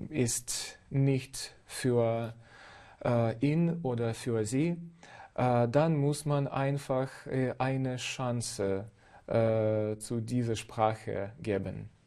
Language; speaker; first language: German; non-native, fluent; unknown